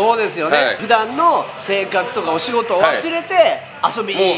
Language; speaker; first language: Japanese; native; Japanese